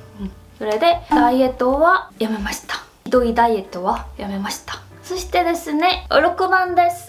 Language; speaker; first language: Japanese; non-native, fluent; Korean